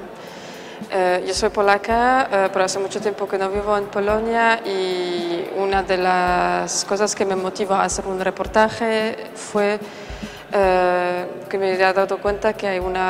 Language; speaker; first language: Spanish; non-native, fluent; Polish